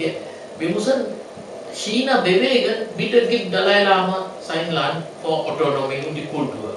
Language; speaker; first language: German; non-native, learner; Sinhala